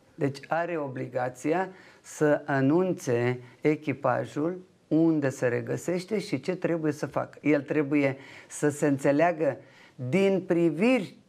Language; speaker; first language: Romanian; non-native, local second language; Ukrainian